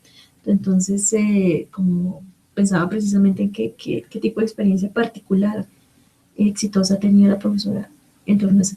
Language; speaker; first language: Spanish; native; Spanish